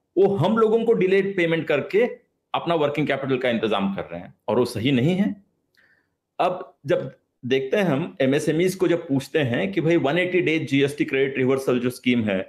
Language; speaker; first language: Hindi; non-native, local second language; Marathi